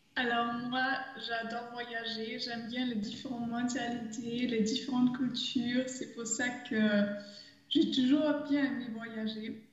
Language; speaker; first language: French; non-native, fluent; German